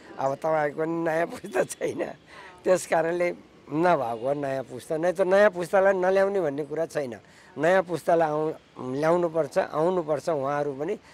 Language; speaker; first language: Nepali; non-native, local second language; Gurung